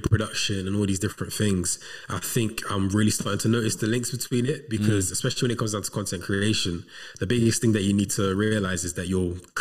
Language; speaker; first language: English; native; English